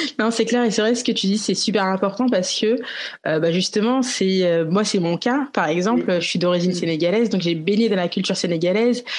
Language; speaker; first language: French; native; French